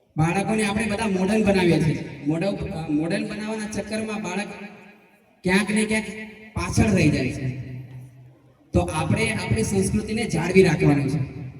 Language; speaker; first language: Gujarati; non-native, local second language; Vasavi